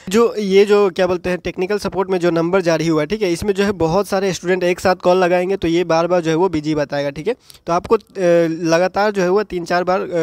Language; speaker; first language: Hindi; native; Hindi